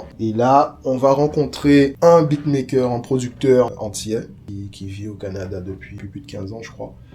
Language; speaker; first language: French; native; French